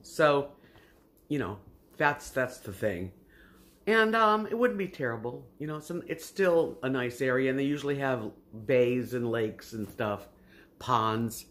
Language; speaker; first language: English; native; English